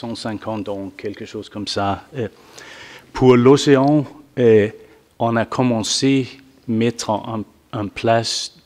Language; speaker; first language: French; non-native, fluent; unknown